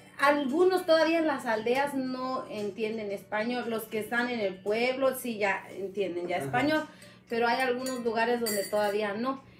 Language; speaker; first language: Spanish; non-native, local second language; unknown